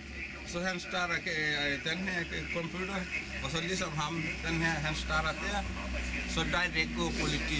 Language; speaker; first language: Danish; non-native, learner; Bangla